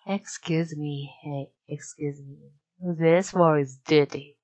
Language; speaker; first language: English; non-native, learner; Japanese